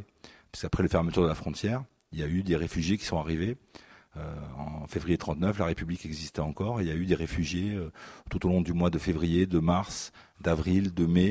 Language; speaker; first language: French; native; French